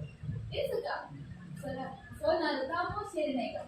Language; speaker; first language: Japanese; non-native, learner; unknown